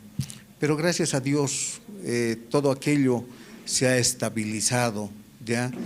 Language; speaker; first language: Spanish; native; Spanish